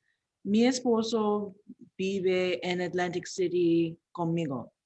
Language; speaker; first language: Spanish; non-native, learner; English